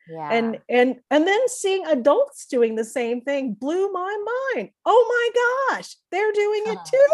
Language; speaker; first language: English; native; English